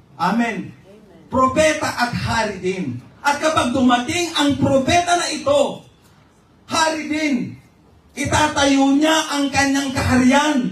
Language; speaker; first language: Filipino; non-native, local second language; Iloko